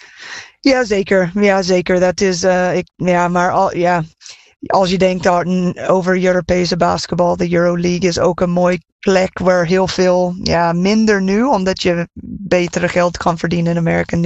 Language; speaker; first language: Dutch; non-native, fluent; English